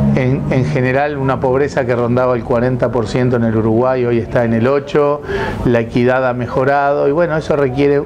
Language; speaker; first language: Spanish; native; Spanish